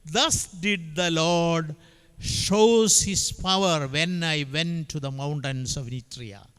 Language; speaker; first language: English; non-native, local second language; Malayalam